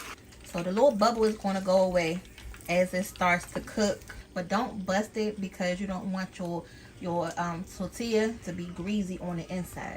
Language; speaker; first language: English; native; English